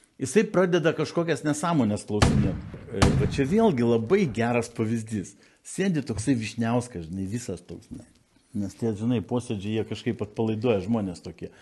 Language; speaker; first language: Lithuanian; native; Lithuanian